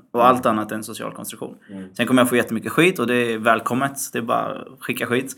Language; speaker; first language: Swedish; early bilingual, other home language; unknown